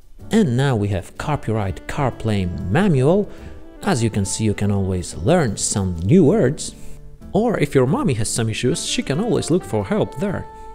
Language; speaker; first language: English; non-native, fluent; Polish